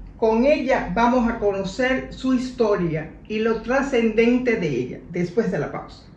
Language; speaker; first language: Spanish; native; Spanish